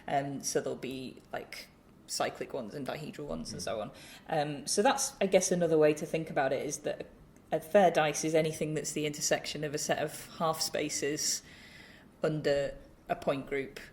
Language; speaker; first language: English; native; English